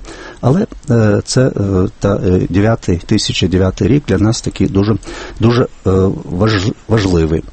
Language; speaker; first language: Ukrainian; non-native, fluent; Lithuanian